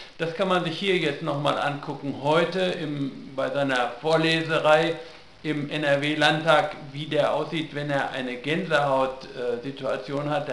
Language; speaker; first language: German; native; German